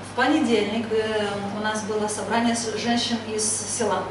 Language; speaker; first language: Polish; non-native, learner; Russian